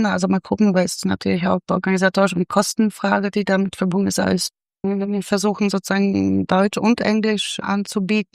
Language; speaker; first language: German; non-native, fluent; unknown